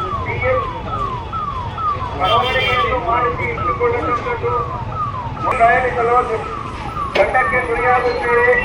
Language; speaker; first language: Kannada; native; Kannada